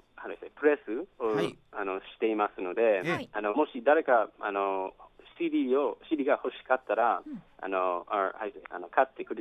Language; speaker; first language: Japanese; non-native, fluent; English